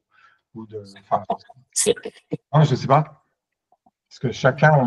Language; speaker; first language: French; native; French